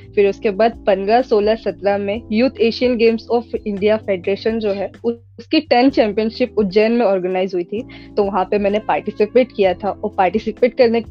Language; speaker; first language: Hindi; native; Hindi